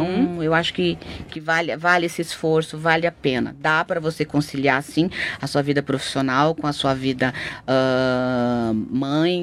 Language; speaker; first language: Portuguese; native; Portuguese